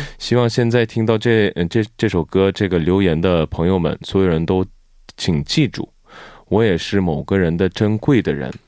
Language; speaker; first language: Chinese; non-native, fluent; Korean